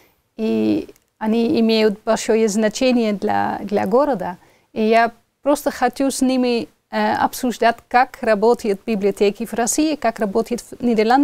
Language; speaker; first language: Russian; non-native, fluent; Dutch